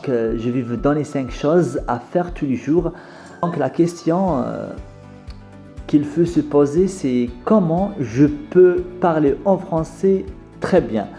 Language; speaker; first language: French; non-native, fluent; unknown